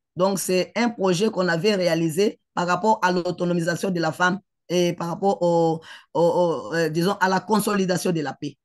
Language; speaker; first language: French; non-native, local second language; Swahili